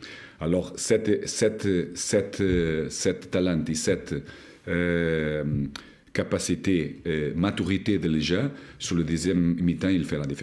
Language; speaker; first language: French; non-native, learner; Portuguese